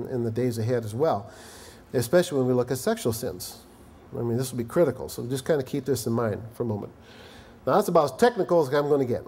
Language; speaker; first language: English; native; English